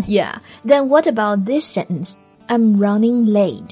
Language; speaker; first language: English; non-native, fluent; Chinese